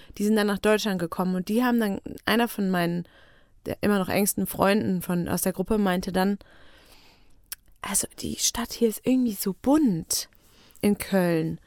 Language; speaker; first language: German; native; German